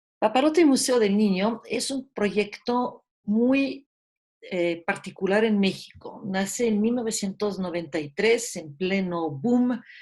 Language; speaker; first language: Spanish; early bilingual, heritage; French